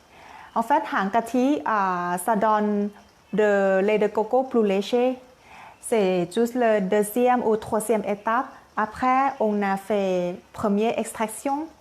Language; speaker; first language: French; non-native, learner; Thai